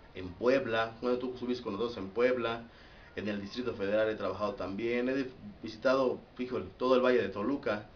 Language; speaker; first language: Spanish; native; Spanish